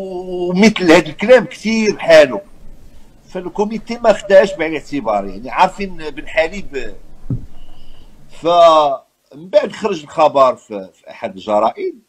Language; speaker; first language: Arabic; native; Arabic